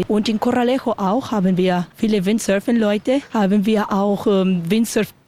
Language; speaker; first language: German; non-native, learner; Spanish